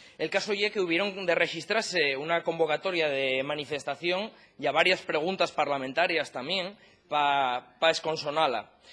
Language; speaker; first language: Asturian; native; Asturian